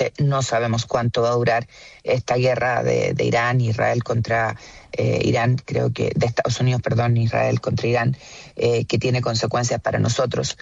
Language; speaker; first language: Spanish; native; Spanish